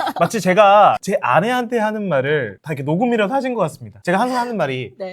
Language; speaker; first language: Korean; native; Korean